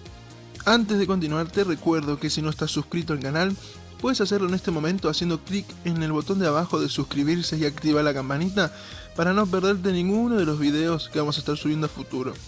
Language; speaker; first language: Spanish; native; Spanish